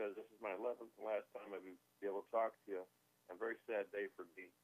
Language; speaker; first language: English; native; English